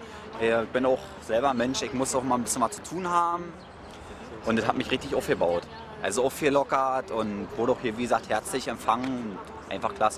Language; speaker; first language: German; native; German